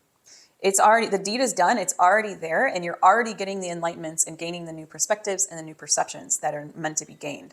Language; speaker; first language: English; native; English